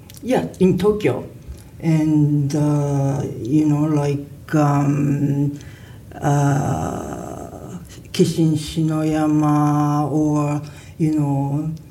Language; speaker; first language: English; non-native, learner; Japanese